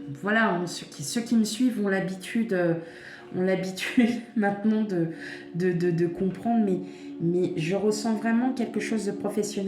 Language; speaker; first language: French; native; French